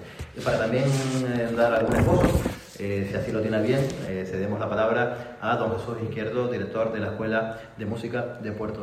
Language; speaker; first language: Spanish; native; Spanish